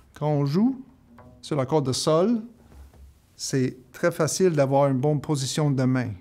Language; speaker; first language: French; native; French